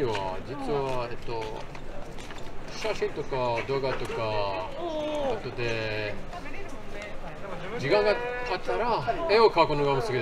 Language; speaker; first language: Japanese; non-native, learner; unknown